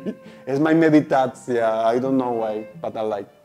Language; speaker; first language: English; non-native, learner; Spanish